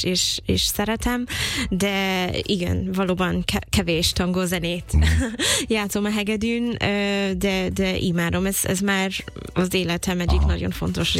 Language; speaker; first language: Hungarian; non-native, fluent; English